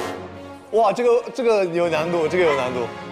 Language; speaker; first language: Chinese; native; Chinese